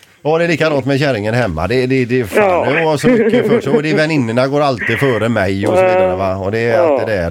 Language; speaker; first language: Swedish; native; Swedish